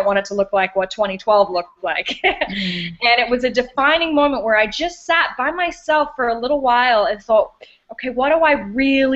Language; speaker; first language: English; native; English